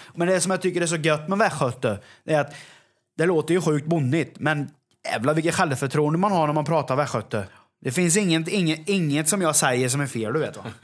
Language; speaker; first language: Swedish; native; Swedish